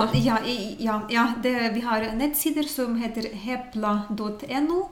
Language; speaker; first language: Norwegian; non-native, fluent; Ukrainian